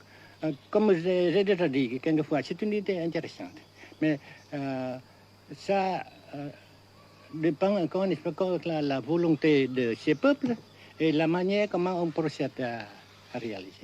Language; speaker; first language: French; non-native, local second language; Vietnamese